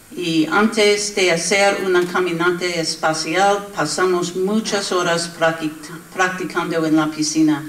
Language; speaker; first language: Spanish; non-native, learner; English